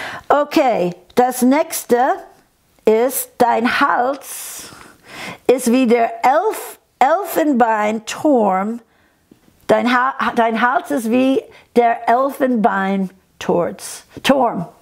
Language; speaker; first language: German; non-native, fluent; English